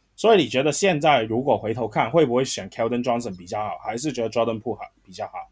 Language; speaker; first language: Chinese; non-native, local second language; Cantonese